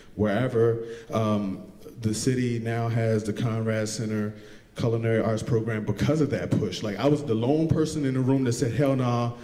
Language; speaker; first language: English; native; English